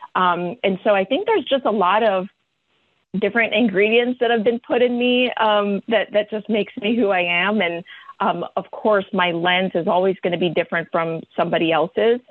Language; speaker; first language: English; early bilingual, other home language; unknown